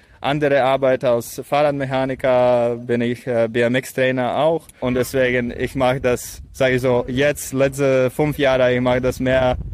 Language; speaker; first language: German; non-native, fluent; Latvian